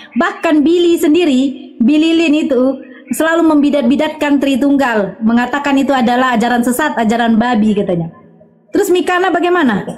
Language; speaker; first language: Indonesian; native; Indonesian